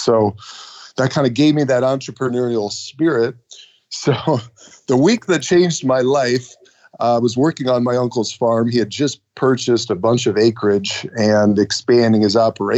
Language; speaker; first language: English; native; English